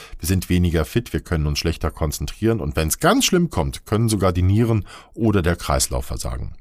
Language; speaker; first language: German; native; German